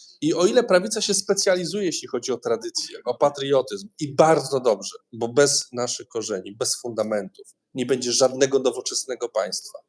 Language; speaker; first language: Polish; native; Polish